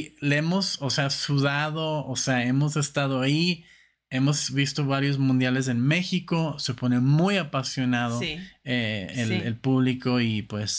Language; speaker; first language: Spanish; non-native, fluent; German